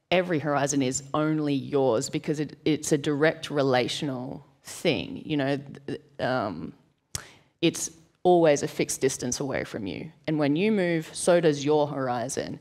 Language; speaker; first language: English; native; English